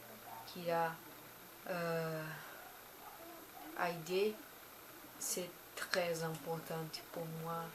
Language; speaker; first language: French; non-native, learner; Portuguese